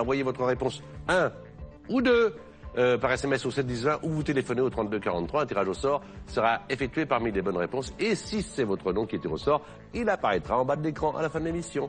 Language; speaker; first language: French; native; French